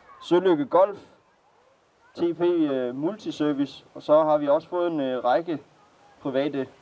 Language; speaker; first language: Danish; native; Danish